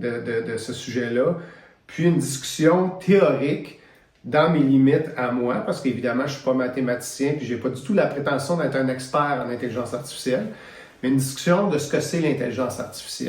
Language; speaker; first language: French; native; French